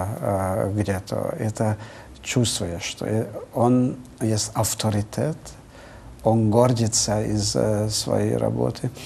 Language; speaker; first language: Russian; non-native, fluent; Hungarian